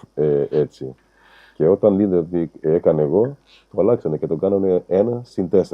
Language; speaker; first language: Greek; non-native, learner; Kabuverdianu